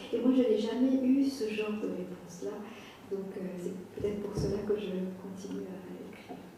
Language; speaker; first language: French; non-native, local second language; Morisyen